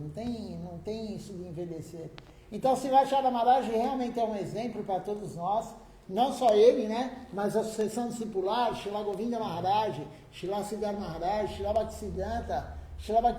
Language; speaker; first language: Portuguese; native; Portuguese